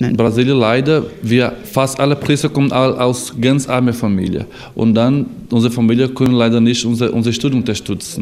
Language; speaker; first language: German; non-native, learner; Portuguese